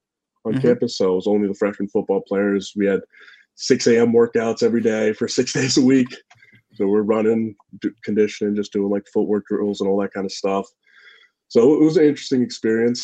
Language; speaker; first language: English; native; English